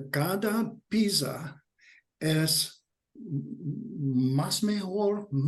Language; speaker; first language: Spanish; non-native, learner; English